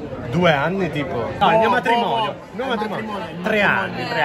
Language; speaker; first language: Italian; native; Italian